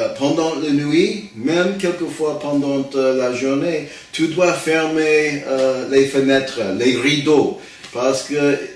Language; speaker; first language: French; non-native, learner; English